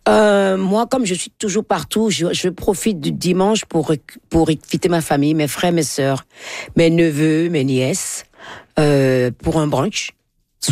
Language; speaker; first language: French; non-native, local second language; Fon